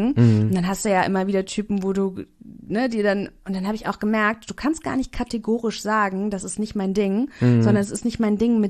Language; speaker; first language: German; native; German